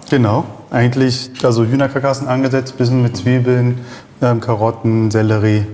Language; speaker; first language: German; early bilingual, other home language; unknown